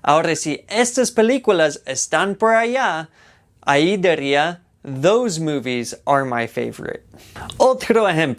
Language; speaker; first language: Spanish; non-native, fluent; English